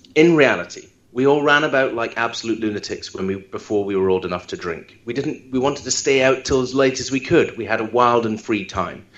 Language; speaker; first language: English; native; English